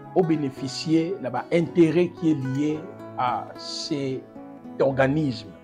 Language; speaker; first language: French; non-native, local second language; Lingala